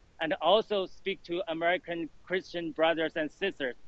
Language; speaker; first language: English; non-native, fluent; Chinese